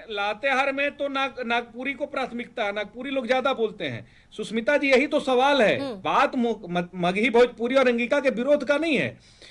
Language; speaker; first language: Hindi; native; Hindi